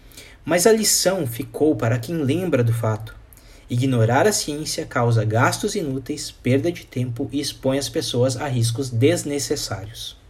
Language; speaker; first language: Portuguese; native; Portuguese